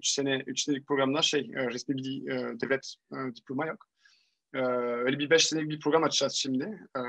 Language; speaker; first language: Turkish; non-native, fluent; French